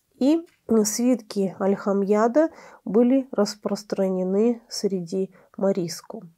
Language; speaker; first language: Russian; native; Russian